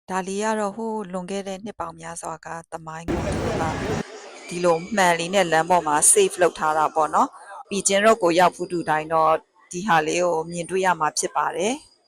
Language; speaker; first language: Burmese; non-native, local second language; Shan